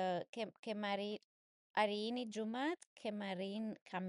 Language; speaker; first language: Indonesian; non-native, learner; English